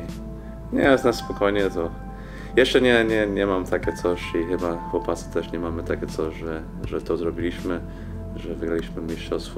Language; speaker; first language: Polish; non-native, fluent; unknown